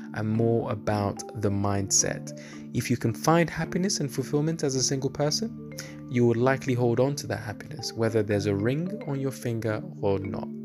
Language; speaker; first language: English; early bilingual, other home language; Yoruba